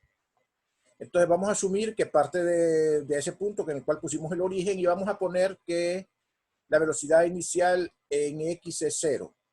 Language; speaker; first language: Spanish; native; Spanish